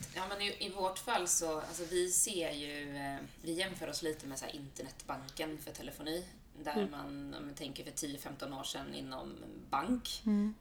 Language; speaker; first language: Swedish; native; Swedish